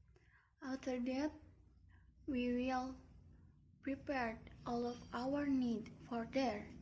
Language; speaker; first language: English; non-native, learner; Indonesian